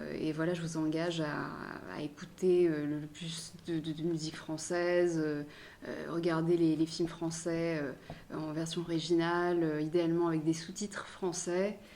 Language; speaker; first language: French; early bilingual, other home language; Romanian